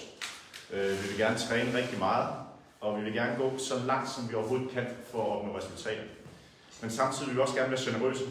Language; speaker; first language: Danish; native; Danish